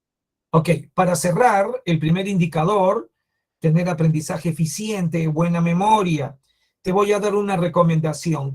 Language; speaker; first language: Spanish; native; Spanish